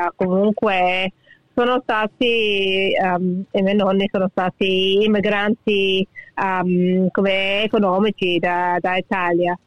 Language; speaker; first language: Italian; early bilingual, heritage; English